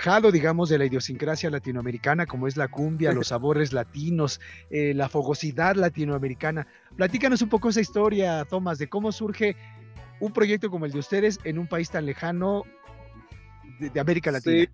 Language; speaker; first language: Spanish; native; Spanish